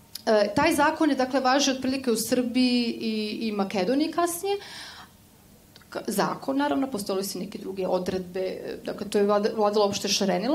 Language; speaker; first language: Serbian; native; Serbian